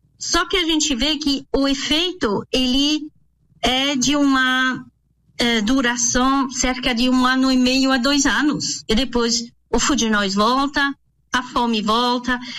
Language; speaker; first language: Portuguese; non-native, fluent; French